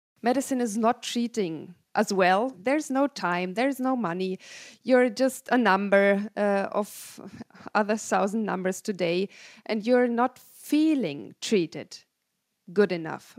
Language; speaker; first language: English; non-native, fluent; German